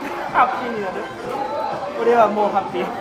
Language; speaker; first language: French; non-native, learner; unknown